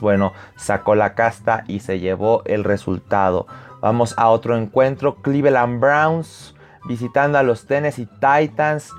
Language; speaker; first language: Spanish; native; Spanish